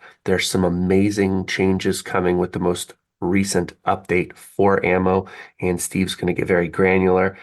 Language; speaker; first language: English; native; English